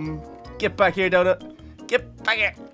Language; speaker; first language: English; native; English